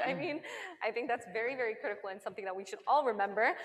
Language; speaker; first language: English; non-native, fluent; Korean